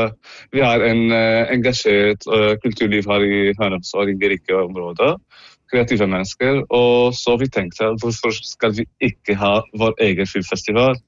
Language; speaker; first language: Norwegian; non-native, fluent; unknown